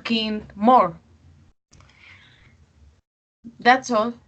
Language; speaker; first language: English; non-native, learner; Spanish